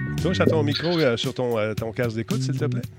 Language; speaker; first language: French; native; French